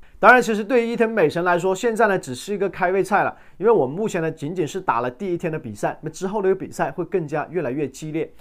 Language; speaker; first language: Chinese; native; Chinese